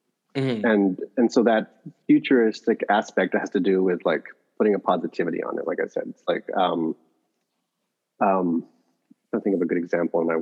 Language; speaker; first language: English; native; English